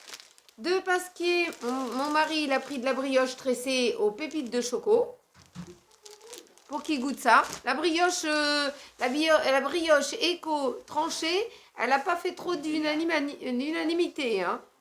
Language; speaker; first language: French; native; French